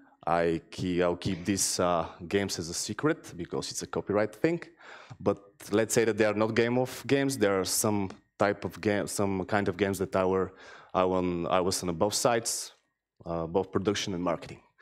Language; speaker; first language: English; non-native, fluent; Bulgarian